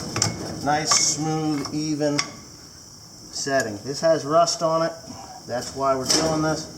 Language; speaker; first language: English; native; English